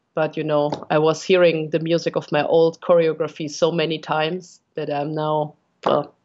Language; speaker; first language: English; non-native, fluent; German